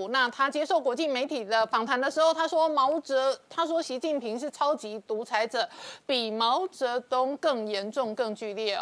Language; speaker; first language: Chinese; native; Chinese